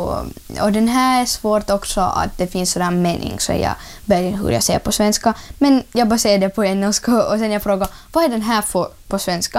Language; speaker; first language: Swedish; non-native, learner; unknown